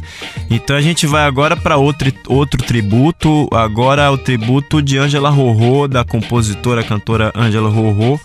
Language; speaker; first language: Portuguese; native; Portuguese